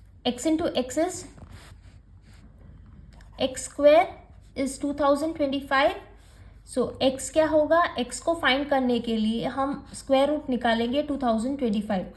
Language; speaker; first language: Hindi; native; Hindi